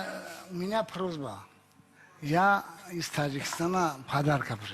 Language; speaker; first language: Russian; non-native, learner; Tajik